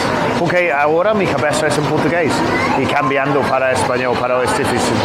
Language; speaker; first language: Spanish; non-native, learner; English